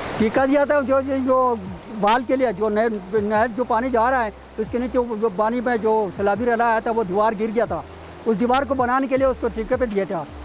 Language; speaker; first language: Urdu; non-native, local second language; Khowar